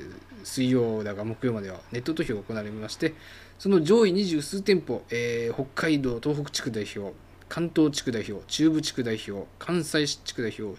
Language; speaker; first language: Japanese; native; Japanese